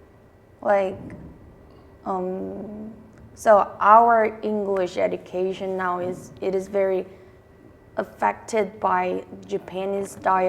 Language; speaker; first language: English; non-native, fluent; Korean